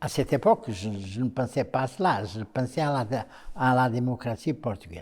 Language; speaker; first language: French; non-native, fluent; Portuguese